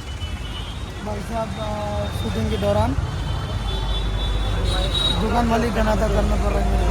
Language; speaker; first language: Hindi; non-native, local second language; Bangla